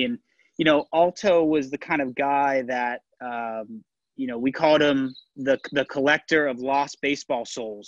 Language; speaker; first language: English; native; English